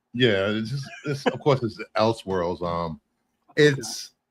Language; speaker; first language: English; native; English